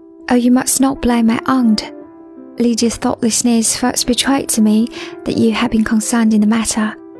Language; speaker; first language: English; non-native, fluent; Chinese